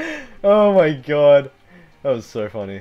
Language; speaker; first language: English; native; English